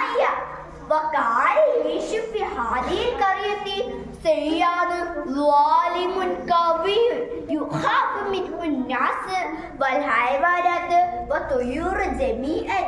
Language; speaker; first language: Arabic; non-native, learner; Malayalam